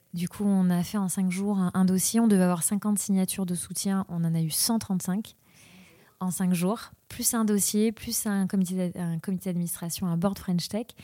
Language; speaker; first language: French; native; French